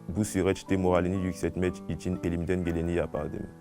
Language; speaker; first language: Turkish; non-native, fluent; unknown